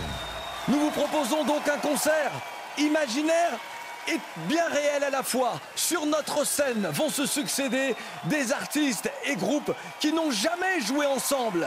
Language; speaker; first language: French; native; French